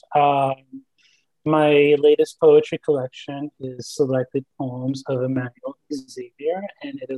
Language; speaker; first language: English; early bilingual, other home language; Spanish